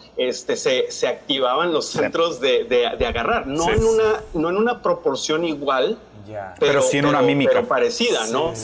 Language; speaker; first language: Spanish; native; Spanish